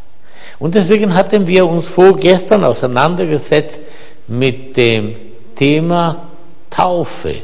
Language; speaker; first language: German; non-native, fluent; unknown